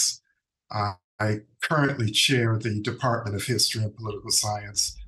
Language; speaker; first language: English; native; English